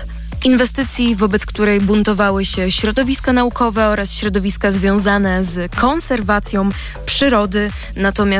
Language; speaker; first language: Polish; native; Polish